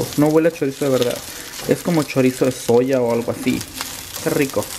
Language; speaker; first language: Spanish; native; Spanish